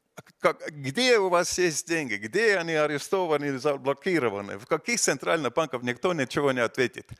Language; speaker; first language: Russian; non-native, fluent; Estonian